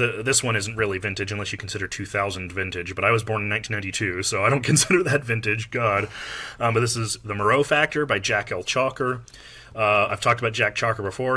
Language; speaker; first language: English; native; English